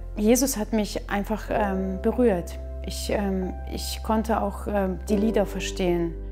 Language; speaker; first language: German; early bilingual, other home language; Russian